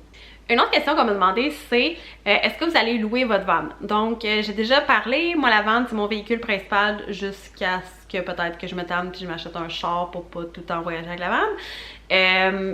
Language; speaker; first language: French; native; French